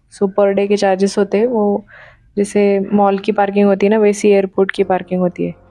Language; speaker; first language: Hindi; non-native, local second language; Marathi